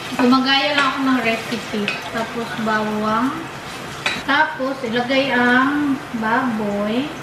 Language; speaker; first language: Filipino; non-native, local second language; Cebuano